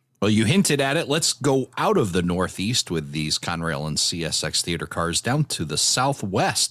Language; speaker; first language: English; native; English